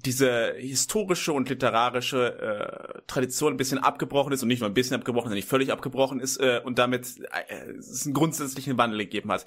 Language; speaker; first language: German; native; German